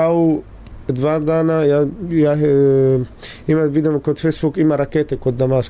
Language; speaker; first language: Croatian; non-native, learner; Arabic